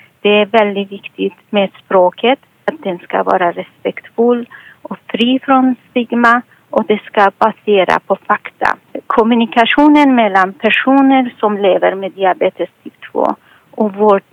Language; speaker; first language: Swedish; non-native, fluent; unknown